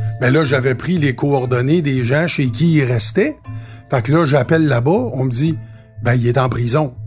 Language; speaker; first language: French; native; French